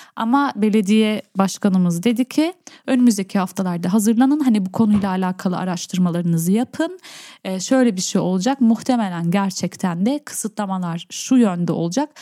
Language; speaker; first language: Turkish; early bilingual, heritage; Turkish